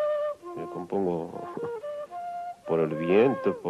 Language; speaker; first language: Spanish; non-native, local second language; Quechua